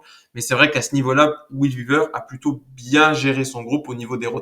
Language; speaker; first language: French; native; French